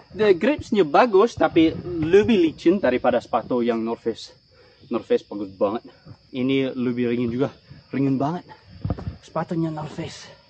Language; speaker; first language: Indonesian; non-native, fluent; English